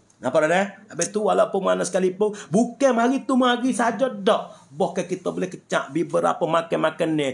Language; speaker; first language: Malay; native; Malay